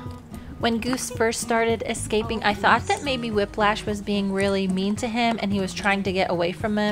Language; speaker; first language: English; native; English